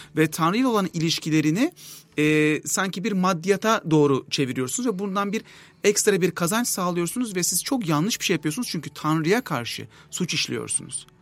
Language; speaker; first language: Turkish; native; Turkish